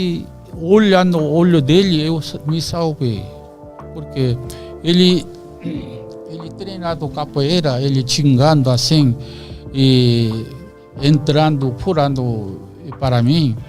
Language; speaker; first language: Portuguese; non-native, learner; Korean